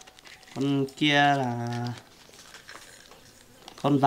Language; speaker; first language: Vietnamese; non-native, local second language; Hmong